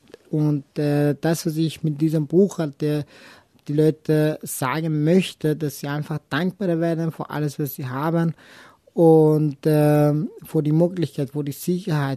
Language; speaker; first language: German; non-native, local second language; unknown